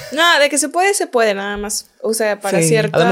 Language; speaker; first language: Spanish; native; Spanish